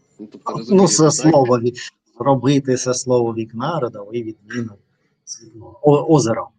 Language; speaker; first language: Ukrainian; non-native, learner; Russian